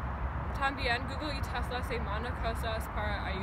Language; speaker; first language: Spanish; non-native, learner; English